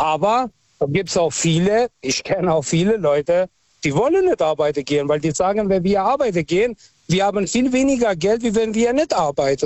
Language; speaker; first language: German; non-native, fluent; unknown